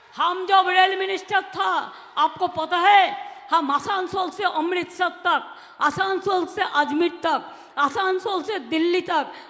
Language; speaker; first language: Hindi; non-native, local second language; Bangla